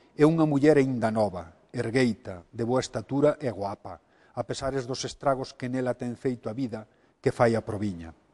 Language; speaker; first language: Galician; native; Galician